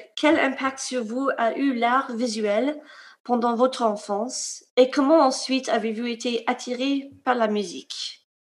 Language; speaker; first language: French; non-native, fluent; English